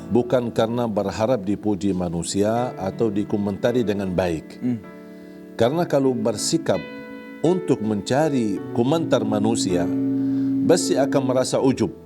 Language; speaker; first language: Indonesian; non-native, fluent; Arabic